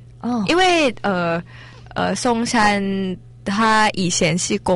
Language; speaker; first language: Chinese; non-native, learner; Thai